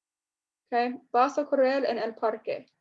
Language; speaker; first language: Spanish; non-native, fluent; English